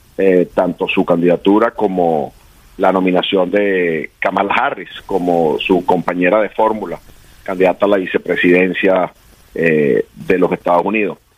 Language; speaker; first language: Spanish; native; Spanish